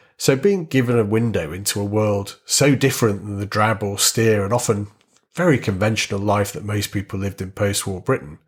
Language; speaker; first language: English; native; English